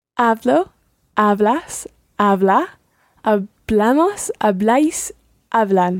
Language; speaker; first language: Spanish; non-native, learner; English